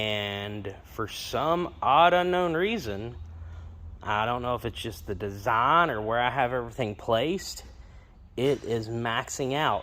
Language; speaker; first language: English; native; English